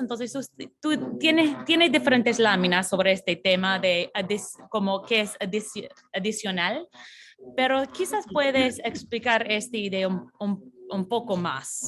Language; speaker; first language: Spanish; non-native, fluent; English